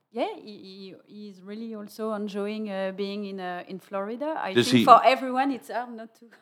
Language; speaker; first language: English; non-native, fluent; French